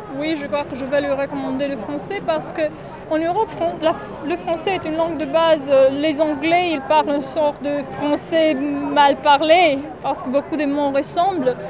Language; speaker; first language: French; non-native, fluent; Romanian